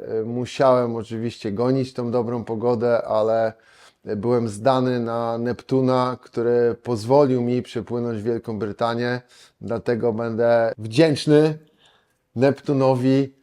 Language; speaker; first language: Polish; native; Polish